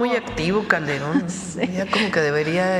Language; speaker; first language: Spanish; native; Spanish